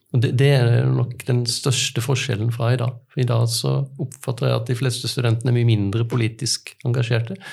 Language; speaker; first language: Norwegian; native; Norwegian